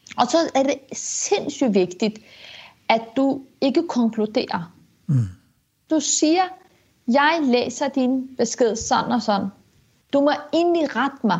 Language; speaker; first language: Danish; early bilingual, other home language; Kurdish